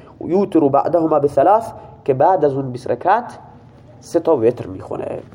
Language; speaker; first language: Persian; non-native, local second language; Baluchi